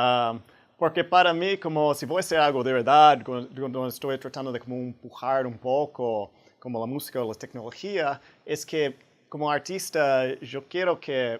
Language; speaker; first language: Spanish; non-native, fluent; English